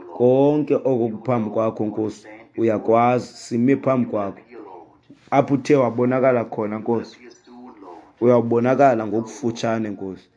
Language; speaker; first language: Xhosa; non-native, local second language; Zulu